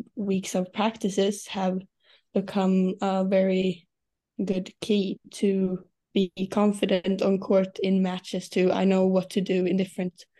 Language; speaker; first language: English; non-native, fluent; Swedish